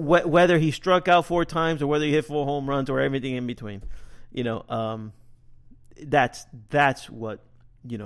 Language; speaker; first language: English; native; English